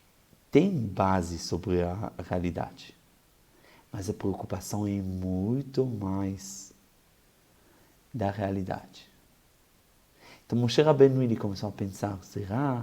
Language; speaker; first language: Portuguese; non-native, fluent; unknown